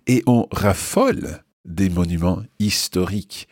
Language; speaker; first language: French; non-native, fluent; English